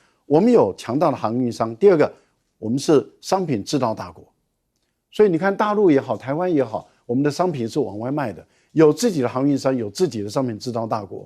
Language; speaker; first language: Chinese; native; Chinese